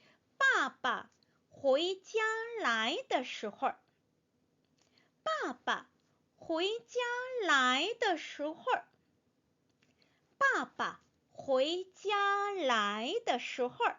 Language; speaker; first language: Chinese; non-native, fluent; Korean